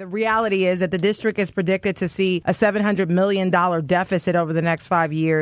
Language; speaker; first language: English; native; English